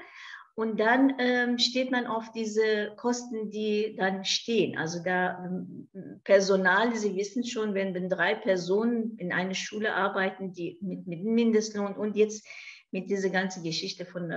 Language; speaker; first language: German; non-native, fluent; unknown